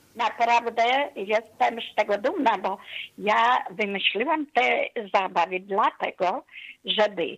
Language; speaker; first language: Polish; non-native, fluent; Hungarian